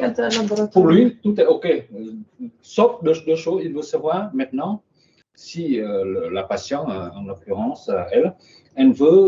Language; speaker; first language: French; non-native, fluent; Vietnamese